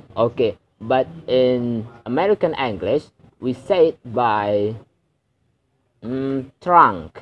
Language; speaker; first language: English; non-native, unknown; Indonesian